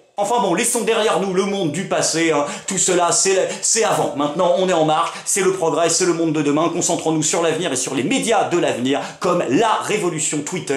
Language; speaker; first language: French; native; French